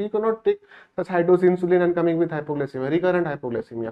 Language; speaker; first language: English; non-native, local second language; Bangla